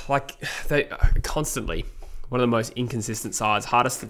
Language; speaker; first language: English; native; English